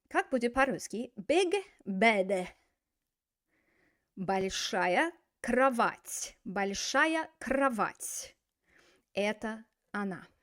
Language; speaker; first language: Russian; non-native, fluent; English